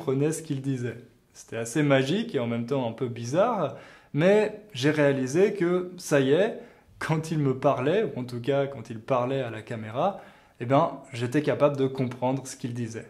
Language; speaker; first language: French; native; French